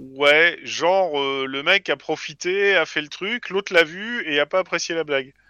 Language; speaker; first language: French; native; French